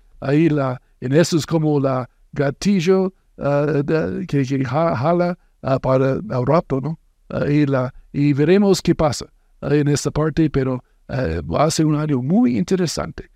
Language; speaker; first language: Spanish; non-native, fluent; English